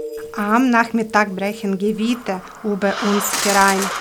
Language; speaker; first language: German; non-native, learner; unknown